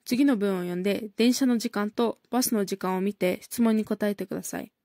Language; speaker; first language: Japanese; non-native, fluent; Kyrgyz